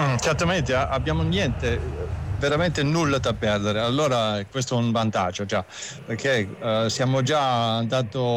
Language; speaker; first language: Italian; non-native, fluent; German